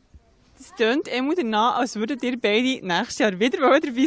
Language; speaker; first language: German; native; German